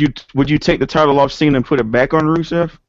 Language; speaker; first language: English; native; English